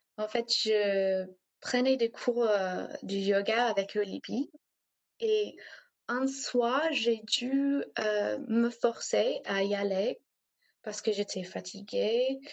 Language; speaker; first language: French; non-native, fluent; English